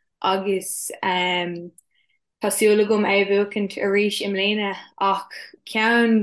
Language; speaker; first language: Irish; non-native, local second language; English